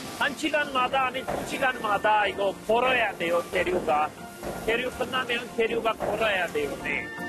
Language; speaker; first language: Korean; non-native, learner; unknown